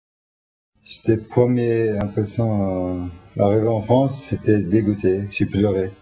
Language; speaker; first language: French; non-native, fluent; Turkish